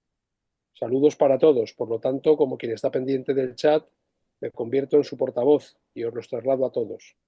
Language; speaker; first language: Spanish; native; Spanish